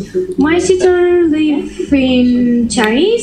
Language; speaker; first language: English; non-native, learner; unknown